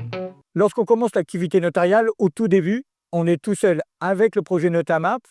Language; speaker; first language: French; native; French